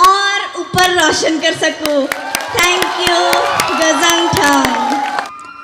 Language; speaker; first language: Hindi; non-native, local second language; Bodo